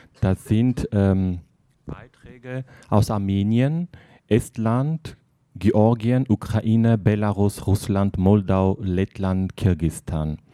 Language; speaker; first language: German; non-native, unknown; Armenian